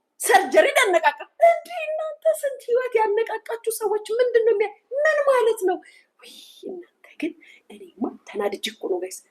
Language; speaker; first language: Amharic; native; Amharic